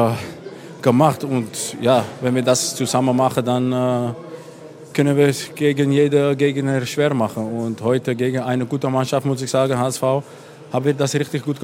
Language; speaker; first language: German; non-native, fluent; Dutch